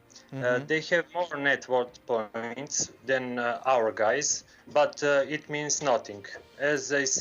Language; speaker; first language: English; non-native, learner; Serbian